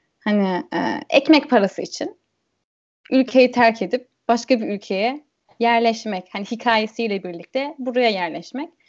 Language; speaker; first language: Turkish; early bilingual, heritage; Turkish